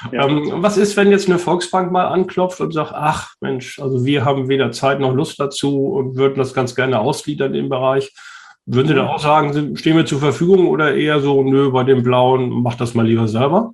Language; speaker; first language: German; native; German